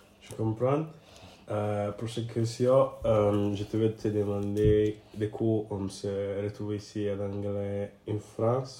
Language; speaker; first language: French; non-native, learner; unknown